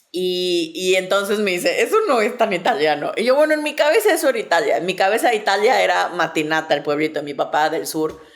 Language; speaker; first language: Spanish; native; Spanish